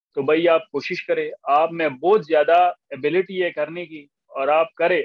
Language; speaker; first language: Urdu; non-native, local second language; Pashto